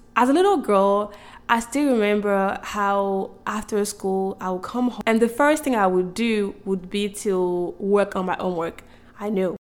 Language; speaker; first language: English; non-native, fluent; French